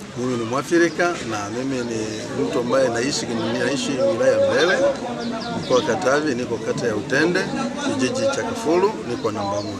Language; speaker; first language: Swahili; non-native, local second language; Sukuma